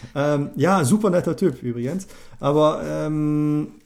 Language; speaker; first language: German; native; German